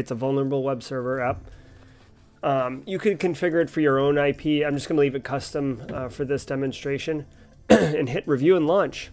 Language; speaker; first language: English; native; English